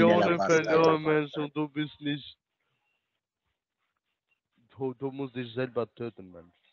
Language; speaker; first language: German; non-native, learner; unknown